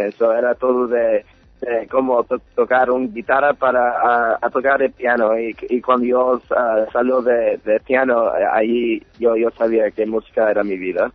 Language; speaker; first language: Spanish; early bilingual, heritage; English